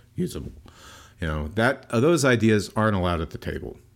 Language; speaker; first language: English; native; English